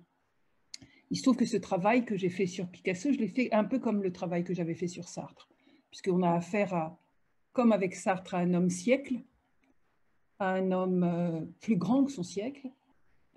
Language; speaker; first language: French; native; French